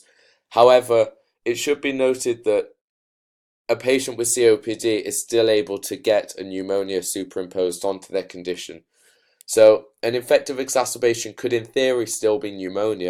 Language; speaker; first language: English; native; English